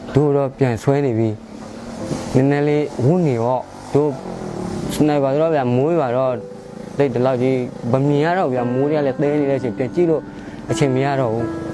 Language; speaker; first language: Burmese; non-native, local second language; S'gaw Karen